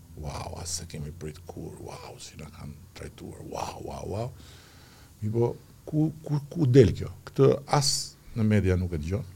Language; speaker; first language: Albanian; native; Albanian